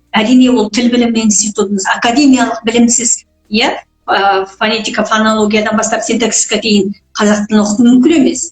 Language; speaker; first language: Kazakh; native; Kazakh